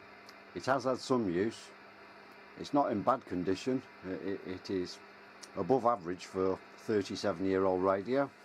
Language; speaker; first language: English; native; English